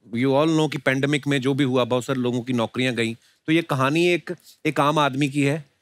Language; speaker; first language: Hindi; native; Hindi